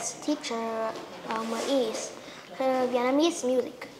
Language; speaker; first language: English; non-native, learner; Vietnamese